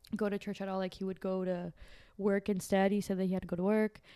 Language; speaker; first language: English; early bilingual, other home language; Portuguese